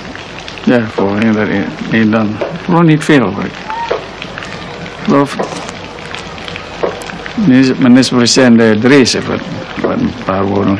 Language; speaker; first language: Dutch; non-native, local second language; Minangkabau